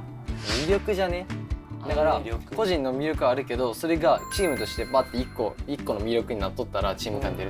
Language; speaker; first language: Japanese; native; Japanese